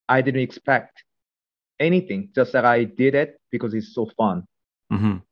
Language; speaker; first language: English; non-native, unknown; Korean